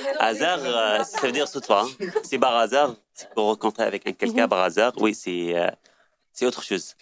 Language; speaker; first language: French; non-native, learner; Arabic